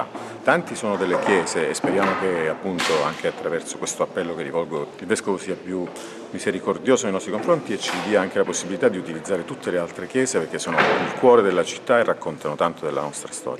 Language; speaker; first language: Italian; native; Italian